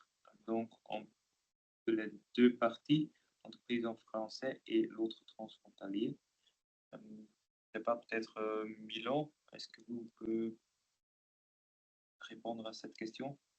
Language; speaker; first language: French; non-native, local second language; Dutch